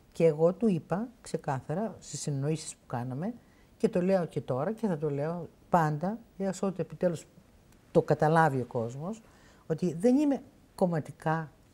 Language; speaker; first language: Greek; native; Greek